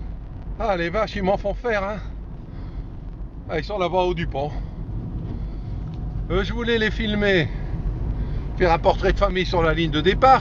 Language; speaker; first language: French; native; French